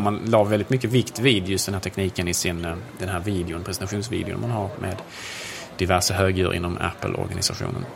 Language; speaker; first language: Swedish; native; Swedish